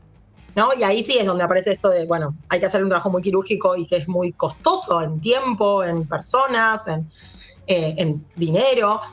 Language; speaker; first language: Spanish; native; Spanish